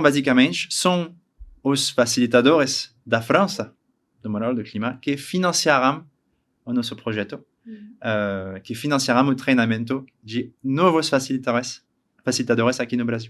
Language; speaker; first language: Portuguese; non-native, learner; French